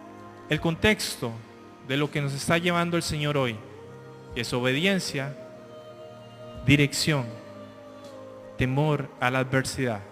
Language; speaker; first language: Spanish; native; Spanish